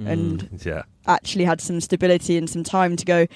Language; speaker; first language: English; native; English